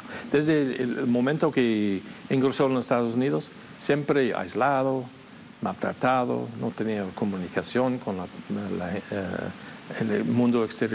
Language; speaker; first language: Spanish; non-native, fluent; English